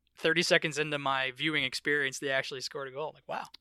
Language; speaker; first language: English; early bilingual, other home language; Filipino